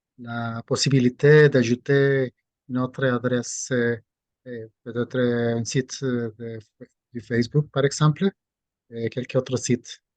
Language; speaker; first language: French; non-native, fluent; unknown